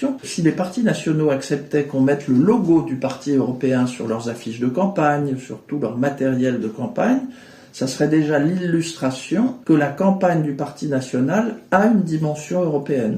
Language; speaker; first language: French; native; French